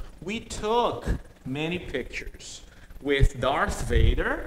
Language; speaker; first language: English; non-native, fluent; Portuguese